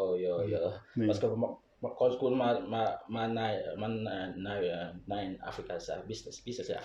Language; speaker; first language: Finnish; non-native, learner; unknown